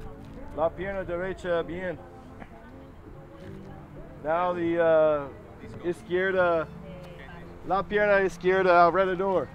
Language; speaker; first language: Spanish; non-native, learner; English